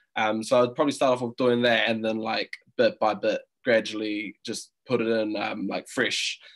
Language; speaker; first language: English; native; English